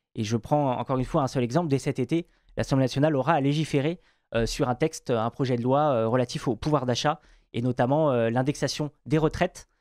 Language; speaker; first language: French; native; French